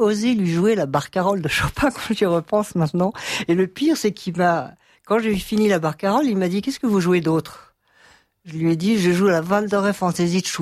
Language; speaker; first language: French; native; French